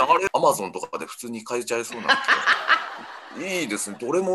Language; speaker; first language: Japanese; native; Japanese